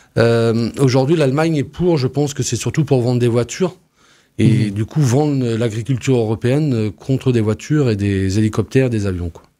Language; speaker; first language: French; native; French